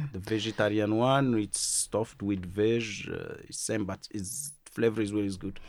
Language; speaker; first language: English; non-native, learner; Arabic